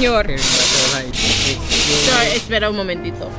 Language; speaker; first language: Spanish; non-native, learner; English